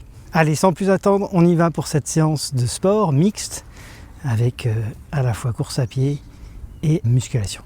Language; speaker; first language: French; native; French